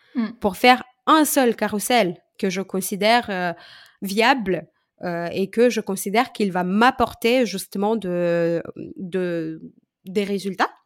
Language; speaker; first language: French; non-native, fluent; Romanian